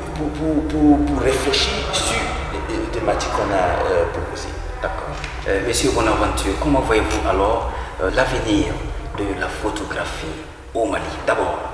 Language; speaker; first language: French; non-native, local second language; Bambara